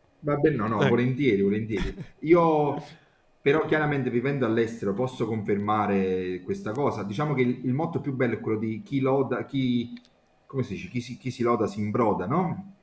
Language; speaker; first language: Italian; native; Italian